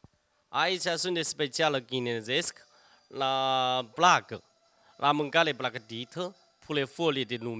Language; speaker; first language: Romanian; non-native, learner; Chinese